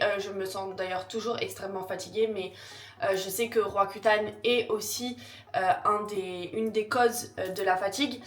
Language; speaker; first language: French; native; French